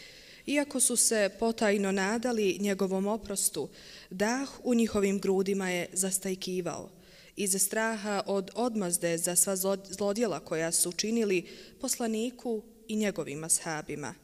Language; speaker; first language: Bosnian; native; Bosnian